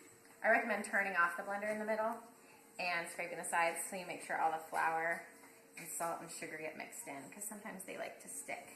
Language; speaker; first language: English; native; English